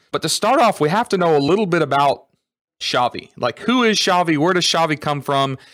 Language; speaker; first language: English; native; English